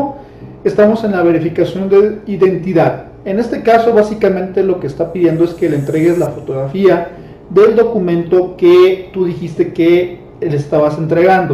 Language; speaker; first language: Spanish; native; Spanish